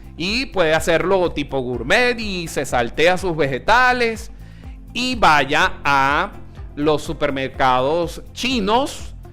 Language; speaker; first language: Spanish; early bilingual, other home language; Italian